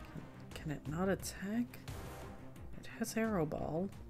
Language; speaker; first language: English; native; English